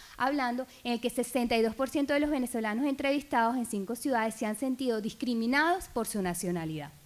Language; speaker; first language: Spanish; native; Spanish